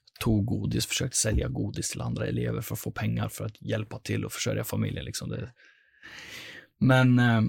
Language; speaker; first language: Swedish; early bilingual, other home language; Persian